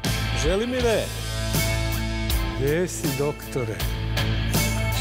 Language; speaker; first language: Serbian; native; Serbian